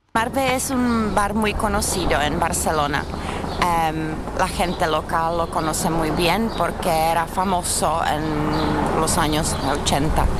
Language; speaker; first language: Spanish; non-native, learner; Czech